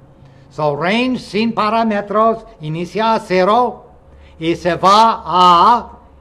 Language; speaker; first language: Spanish; non-native, fluent; English